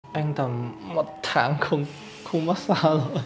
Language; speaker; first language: Vietnamese; non-native, fluent; Chinese